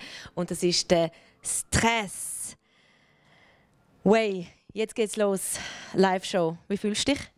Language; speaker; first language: German; native; German